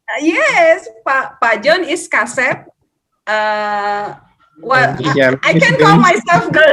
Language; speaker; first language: English; non-native, fluent; Indonesian